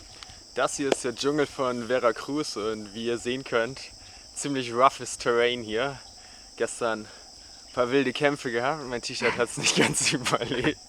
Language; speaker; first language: German; native; German